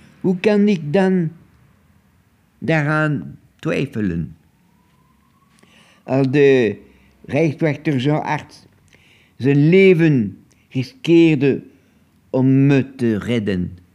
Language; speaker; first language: Dutch; non-native, local second language; French